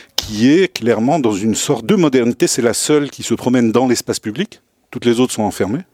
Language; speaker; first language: French; non-native, local second language; Tachelhit